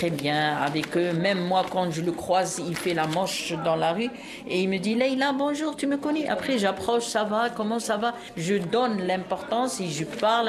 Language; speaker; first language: French; non-native, local second language; Arabic